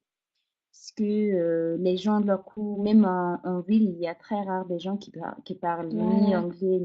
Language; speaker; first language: French; non-native, fluent; Mongolian